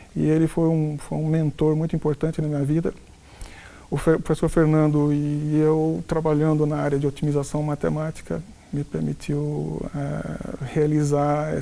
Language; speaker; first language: Portuguese; non-native, local second language; Spanish